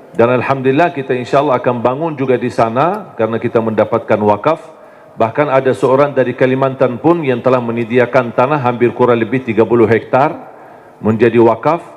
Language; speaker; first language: Indonesian; non-native, fluent; Arabic